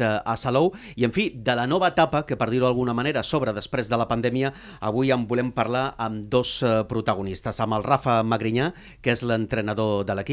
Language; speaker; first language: Catalan; native; Catalan